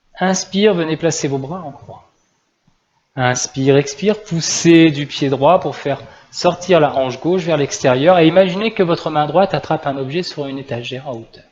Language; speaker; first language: French; native; French